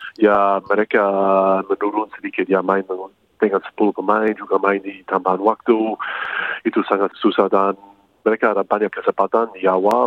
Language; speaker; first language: Indonesian; early bilingual, heritage; English